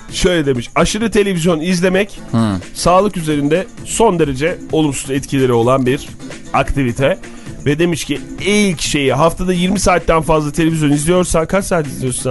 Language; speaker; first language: Turkish; native; Turkish